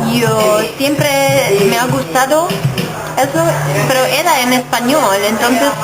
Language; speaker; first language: Spanish; non-native, fluent; German